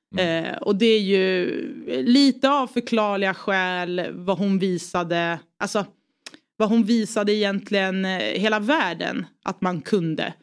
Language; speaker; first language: Swedish; early bilingual, other home language; Persian